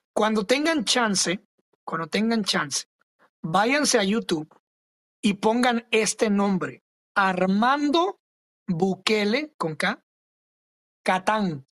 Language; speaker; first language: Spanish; early bilingual, other home language; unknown